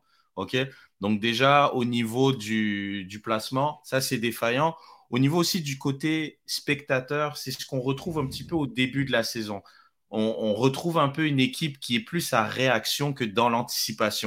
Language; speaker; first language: French; native; French